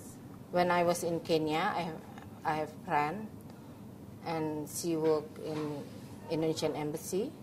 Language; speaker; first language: English; non-native, learner; Indonesian